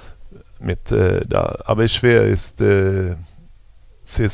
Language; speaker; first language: German; non-native, fluent; Swedish